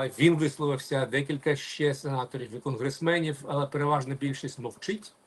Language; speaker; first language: Ukrainian; non-native, local second language; Russian